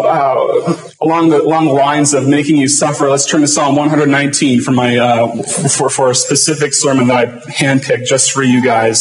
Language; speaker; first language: English; native; English